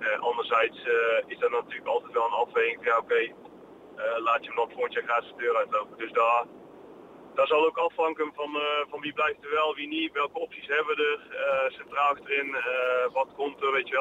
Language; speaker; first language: Dutch; native; Dutch